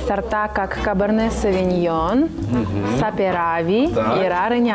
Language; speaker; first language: Russian; non-native, local second language; Romanian